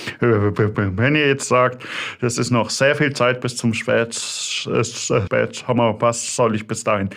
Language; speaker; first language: German; native; German